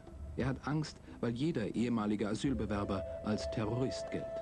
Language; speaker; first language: German; native; German